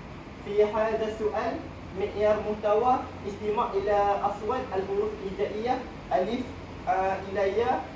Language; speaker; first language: Arabic; non-native, learner; Malay